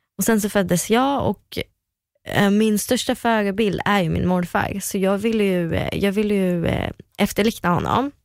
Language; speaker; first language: Swedish; early bilingual, other home language; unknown